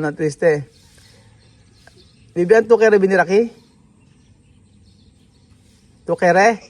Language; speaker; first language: Spanish; non-native, learner; Filipino